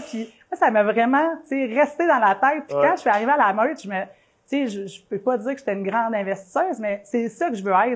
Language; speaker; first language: French; native; French